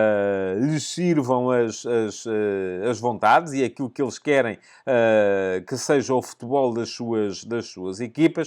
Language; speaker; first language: Portuguese; native; Portuguese